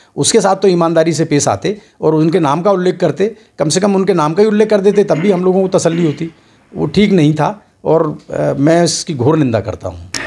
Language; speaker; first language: Hindi; native; Hindi